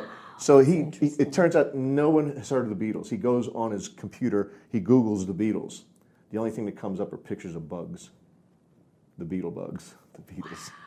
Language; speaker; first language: English; native; English